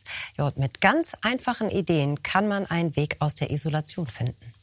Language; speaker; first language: German; native; German